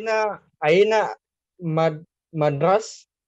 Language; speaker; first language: Arabic; non-native, learner; Indonesian